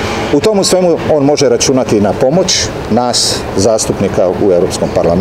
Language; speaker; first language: Serbian; native; Serbian